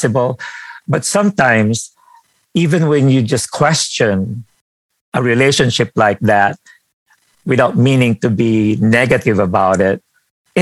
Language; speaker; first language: English; non-native, local second language; Filipino